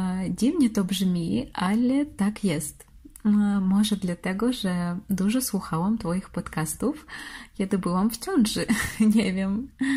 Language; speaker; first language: Polish; non-native, fluent; Russian